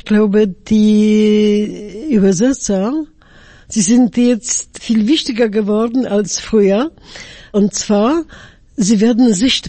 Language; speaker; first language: German; non-native, fluent; Polish